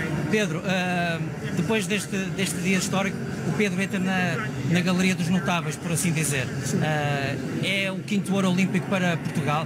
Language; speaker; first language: Portuguese; native; Portuguese